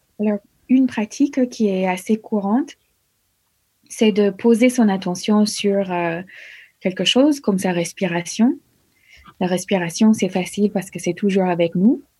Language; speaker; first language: French; non-native, fluent; English